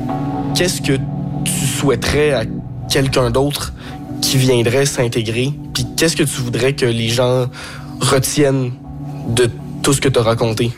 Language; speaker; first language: French; native; French